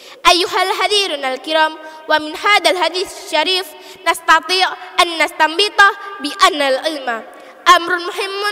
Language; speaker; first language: Arabic; non-native, learner; Indonesian